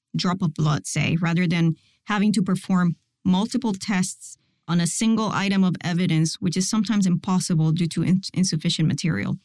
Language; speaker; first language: English; non-native, fluent; Spanish